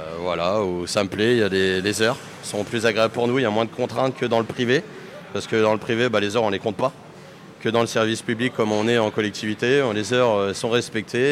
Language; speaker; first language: French; native; French